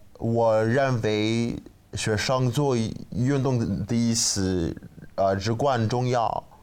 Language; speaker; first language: Chinese; non-native, learner; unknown